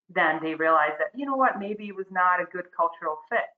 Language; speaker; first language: English; non-native, fluent; Croatian